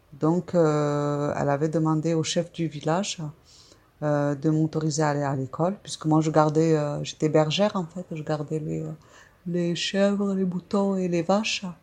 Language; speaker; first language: French; early bilingual, other home language; Arabic